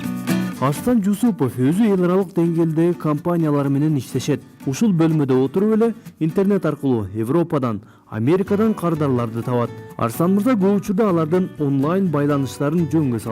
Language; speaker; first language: Kyrgyz; native; Kyrgyz